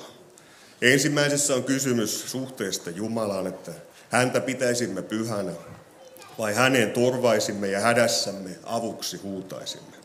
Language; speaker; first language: Finnish; native; Finnish